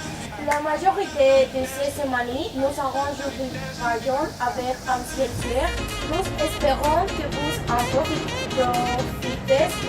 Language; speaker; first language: French; non-native, learner; Spanish